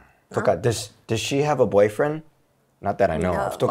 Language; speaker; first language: English; native; English